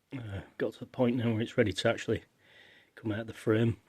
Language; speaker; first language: English; native; English